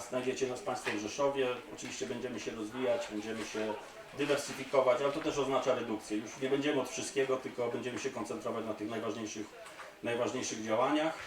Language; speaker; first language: Polish; native; Polish